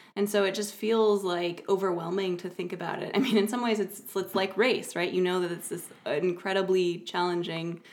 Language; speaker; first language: English; native; English